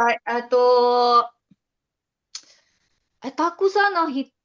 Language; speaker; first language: Japanese; non-native, learner; Indonesian